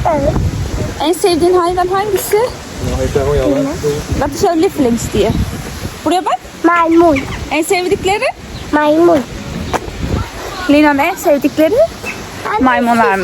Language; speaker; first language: Turkish; early bilingual, heritage; Turkish